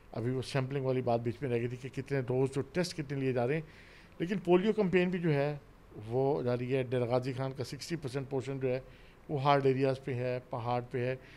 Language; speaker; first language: Urdu; non-native, local second language; Saraiki